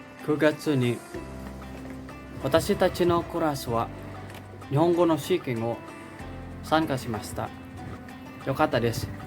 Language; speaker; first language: Japanese; non-native, learner; Indonesian